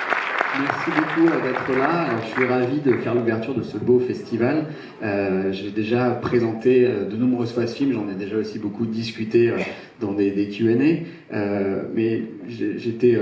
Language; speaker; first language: French; native; French